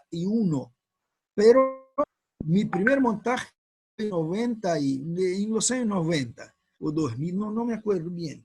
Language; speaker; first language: Spanish; non-native, fluent; Portuguese